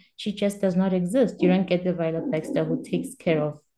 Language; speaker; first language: English; non-native, local second language; Swati